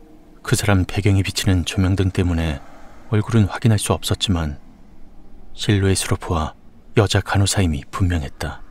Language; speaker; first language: Korean; native; Korean